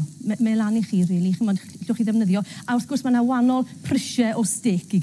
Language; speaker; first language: Welsh; native; Welsh